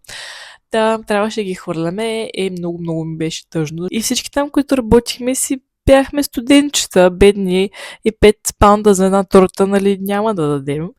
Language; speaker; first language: Bulgarian; native; Bulgarian